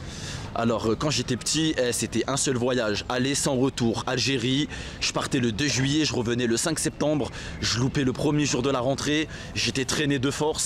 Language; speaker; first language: French; native; French